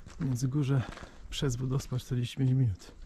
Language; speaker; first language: Polish; native; Polish